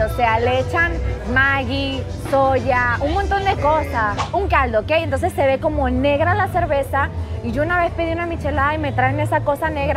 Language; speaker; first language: Spanish; native; Spanish